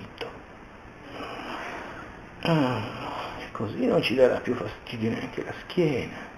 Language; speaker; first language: Italian; native; Italian